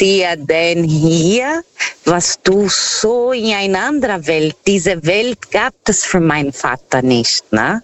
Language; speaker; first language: German; non-native, learner; Portuguese